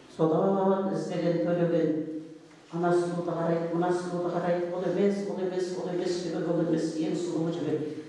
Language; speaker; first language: Kazakh; native; Kazakh